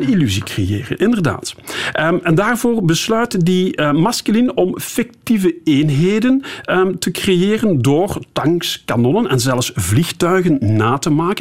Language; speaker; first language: Dutch; native; Dutch